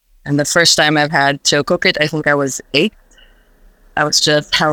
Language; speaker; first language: English; non-native, local second language; Hiligaynon